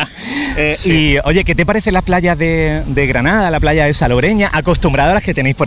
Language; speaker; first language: Spanish; native; Spanish